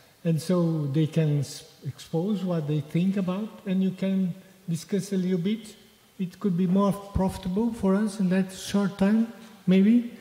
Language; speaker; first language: English; non-native, fluent; Portuguese